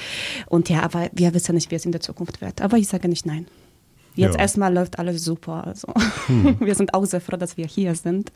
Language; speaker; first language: German; early bilingual, other home language; Polish